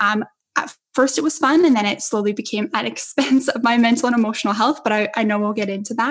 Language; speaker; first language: English; native; English